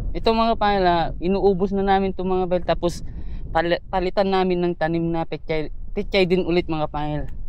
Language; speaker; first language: Filipino; non-native, local second language; Iloko